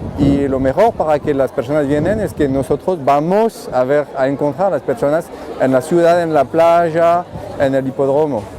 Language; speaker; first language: Spanish; non-native, fluent; French